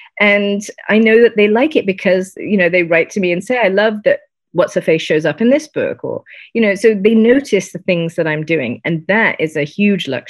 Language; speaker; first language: English; native; English